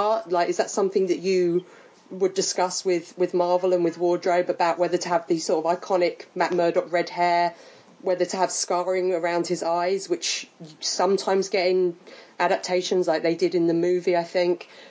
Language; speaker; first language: English; native; English